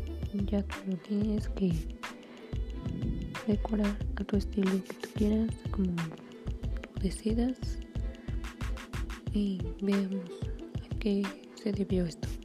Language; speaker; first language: Spanish; native; Spanish